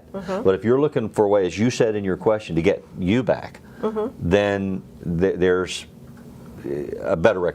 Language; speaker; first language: English; native; English